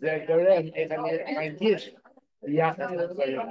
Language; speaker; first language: Hebrew; non-native, fluent; English